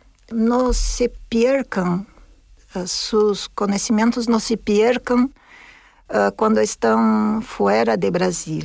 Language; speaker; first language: Spanish; non-native, fluent; Portuguese